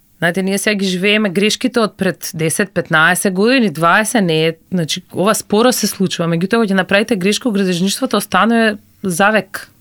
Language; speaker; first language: Macedonian; native; Macedonian